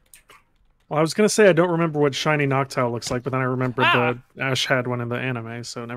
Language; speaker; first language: English; native; English